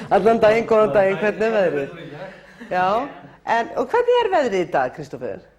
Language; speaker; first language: Icelandic; native; Icelandic